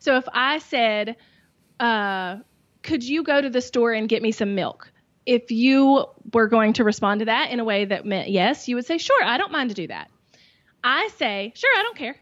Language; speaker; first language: English; native; English